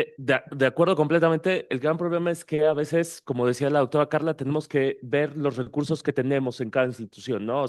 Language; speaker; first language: Spanish; native; Spanish